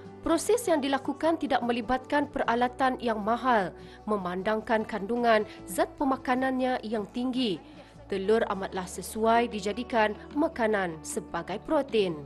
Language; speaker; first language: Malay; native; Malay